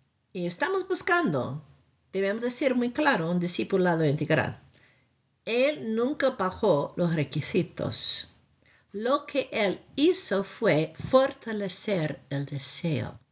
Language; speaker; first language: Spanish; non-native, fluent; English